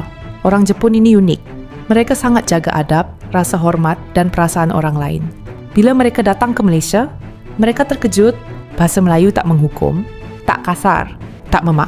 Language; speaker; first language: Malay; native; Malay